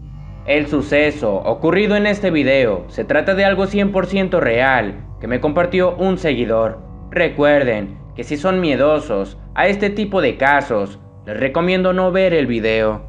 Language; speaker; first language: Spanish; native; Spanish